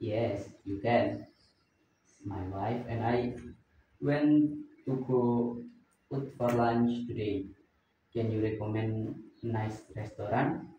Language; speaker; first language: English; non-native, learner; Indonesian